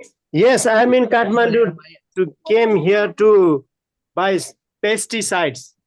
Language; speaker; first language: English; non-native, learner; Nepali